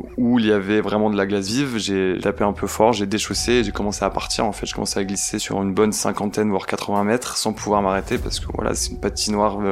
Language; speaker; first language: French; native; French